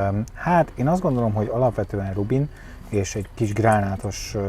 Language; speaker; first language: Hungarian; native; Hungarian